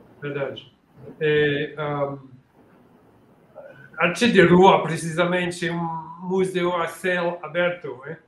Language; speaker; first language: Portuguese; non-native, learner; French